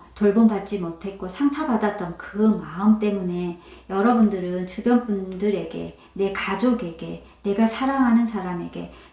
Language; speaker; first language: Korean; native; Korean